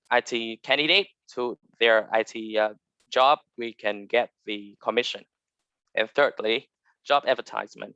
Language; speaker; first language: English; non-native, fluent; Vietnamese